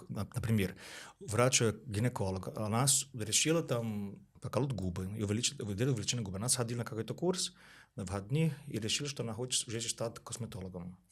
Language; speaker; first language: Russian; non-native, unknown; Portuguese